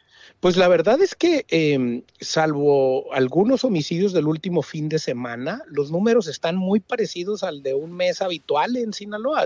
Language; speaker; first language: Spanish; native; Spanish